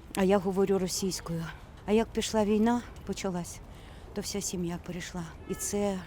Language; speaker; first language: Ukrainian; non-native, local second language; Russian